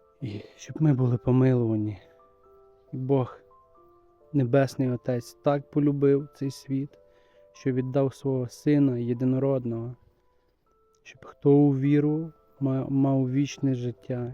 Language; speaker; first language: Ukrainian; native; Ukrainian